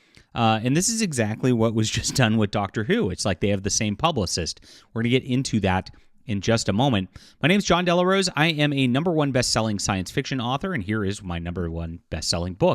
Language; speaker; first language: English; native; English